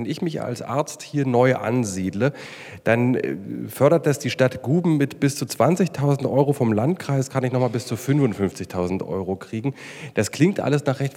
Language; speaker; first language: German; native; German